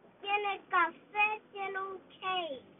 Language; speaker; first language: Spanish; early bilingual, heritage; Spanish